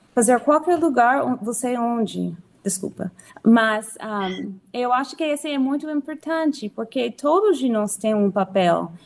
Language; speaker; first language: Portuguese; non-native, fluent; English